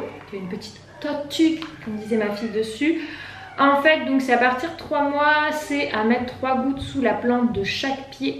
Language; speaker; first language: French; native; French